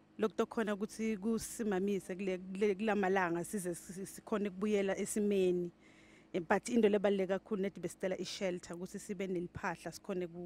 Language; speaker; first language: Zulu; non-native, local second language; Swati